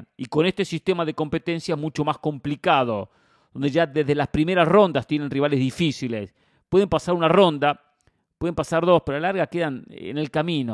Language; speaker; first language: Spanish; native; Spanish